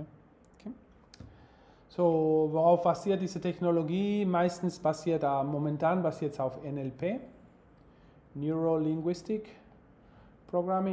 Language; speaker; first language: German; non-native, fluent; Spanish